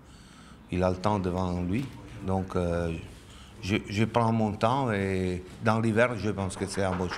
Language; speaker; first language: French; non-native, learner; Italian